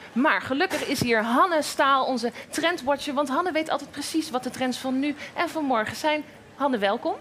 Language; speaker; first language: Dutch; native; Dutch